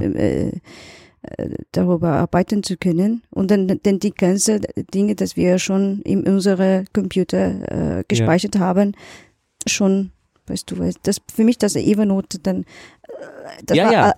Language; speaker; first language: German; non-native, learner; Portuguese